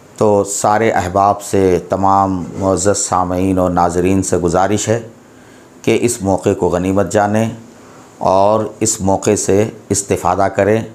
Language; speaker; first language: Urdu; native; Urdu